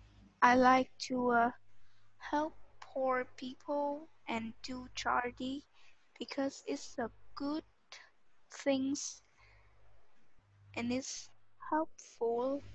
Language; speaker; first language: English; non-native, learner; Vietnamese